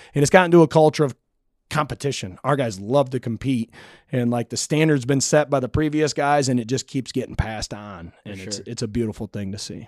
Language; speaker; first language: English; native; English